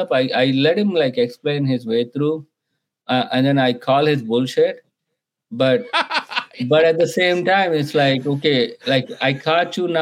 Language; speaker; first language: English; non-native, local second language; Telugu